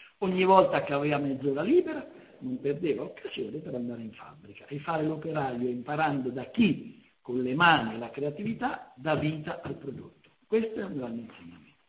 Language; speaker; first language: Italian; native; Italian